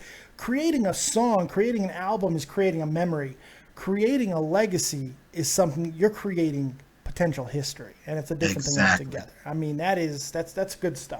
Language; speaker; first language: English; native; English